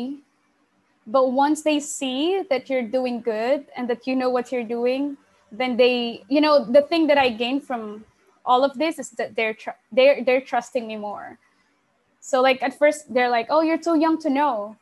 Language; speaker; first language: English; non-native, local second language; Pampanga